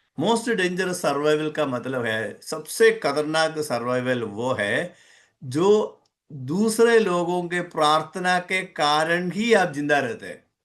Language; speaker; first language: Hindi; non-native, local second language; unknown